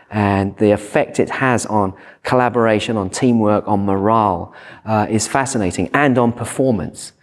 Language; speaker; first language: English; native; English